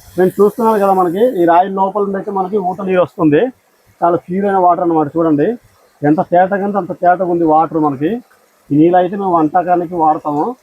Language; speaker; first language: Telugu; non-native, local second language; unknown